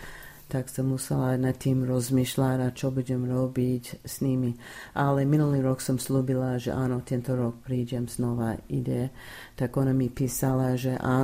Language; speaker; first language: Slovak; non-native, fluent; English